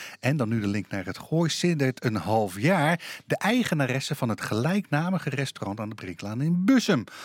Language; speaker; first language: Dutch; native; Dutch